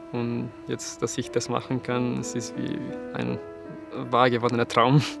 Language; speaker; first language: German; non-native, fluent; Spanish